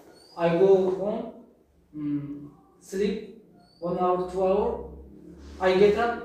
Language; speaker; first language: English; non-native, learner; Turkish